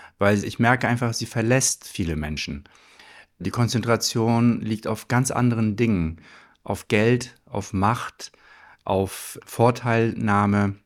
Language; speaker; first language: German; early bilingual, other home language; Turkish